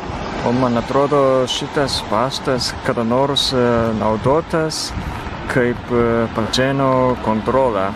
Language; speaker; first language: Lithuanian; non-native, learner; Japanese